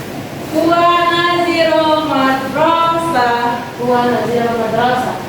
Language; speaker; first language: Arabic; non-native, learner; Indonesian